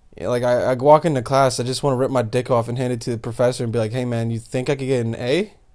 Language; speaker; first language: English; early bilingual, other home language; Bosnian